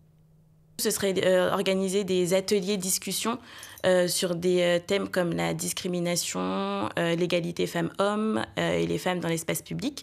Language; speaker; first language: French; native; French